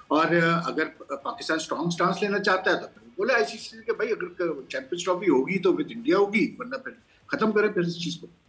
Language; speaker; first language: Urdu; non-native, local second language; Punjabi